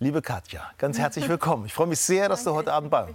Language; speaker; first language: German; native; German